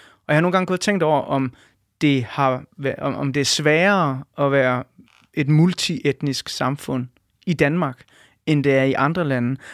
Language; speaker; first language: Danish; native; Danish